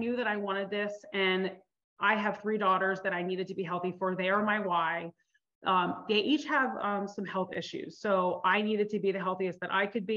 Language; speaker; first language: English; native; English